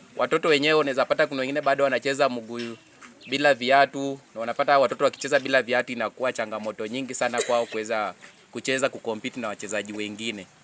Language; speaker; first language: Swahili; non-native, local second language; Luyia